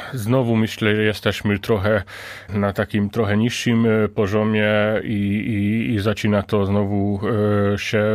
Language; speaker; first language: Polish; non-native, fluent; Hungarian